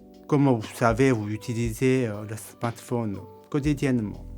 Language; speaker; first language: French; non-native, fluent; Korean